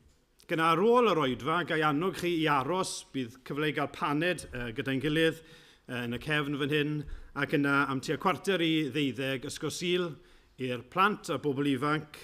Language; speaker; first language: Welsh; native; Welsh